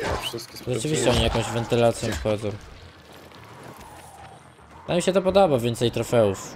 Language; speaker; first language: Polish; native; Polish